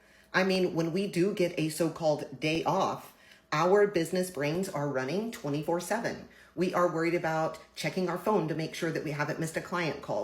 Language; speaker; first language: English; native; English